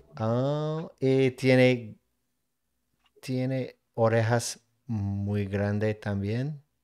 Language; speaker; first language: Spanish; non-native, learner; English